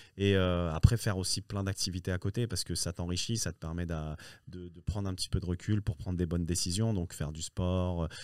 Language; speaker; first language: French; early bilingual, other home language; Riffian